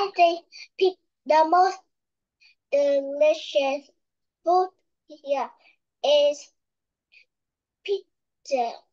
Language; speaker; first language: English; non-native, learner; Vietnamese